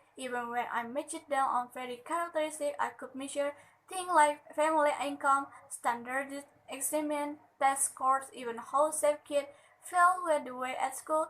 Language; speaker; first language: English; non-native, learner; Indonesian